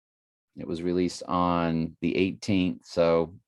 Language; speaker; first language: English; native; English